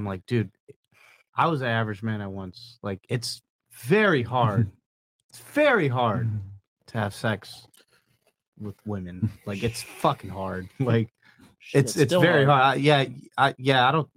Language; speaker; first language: English; native; English